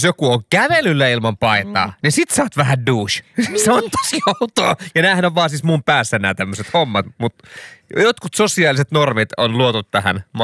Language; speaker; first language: Finnish; native; Finnish